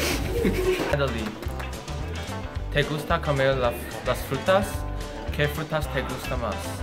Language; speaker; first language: Spanish; non-native, learner; English